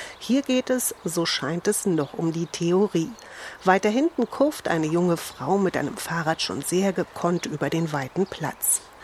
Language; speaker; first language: German; native; German